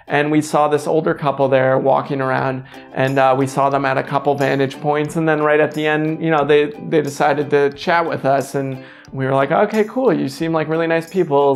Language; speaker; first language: English; native; English